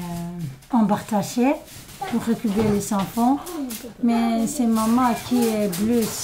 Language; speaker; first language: French; non-native, learner; Somali